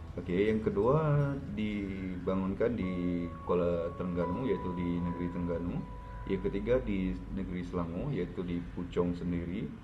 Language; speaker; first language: Malay; non-native, local second language; Chinese